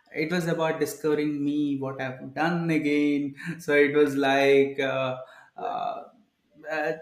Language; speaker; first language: English; non-native, local second language; Telugu